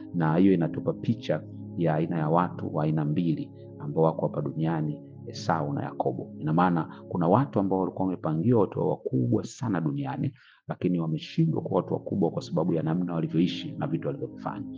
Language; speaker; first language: Swahili; native; Swahili